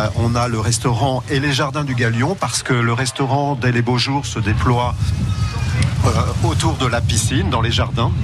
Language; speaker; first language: French; native; French